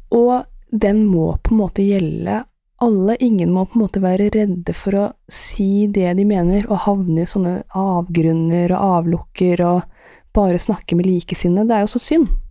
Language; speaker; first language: Norwegian; early bilingual, other home language; Persian